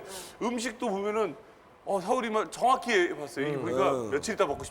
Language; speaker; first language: Korean; native; Korean